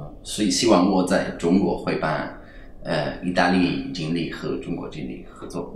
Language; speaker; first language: Chinese; non-native, fluent; Italian